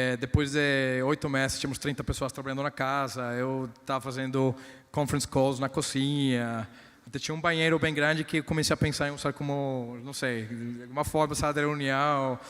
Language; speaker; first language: Portuguese; non-native, fluent; Spanish